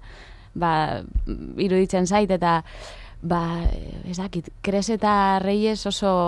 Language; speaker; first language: Basque; non-native, local second language; Spanish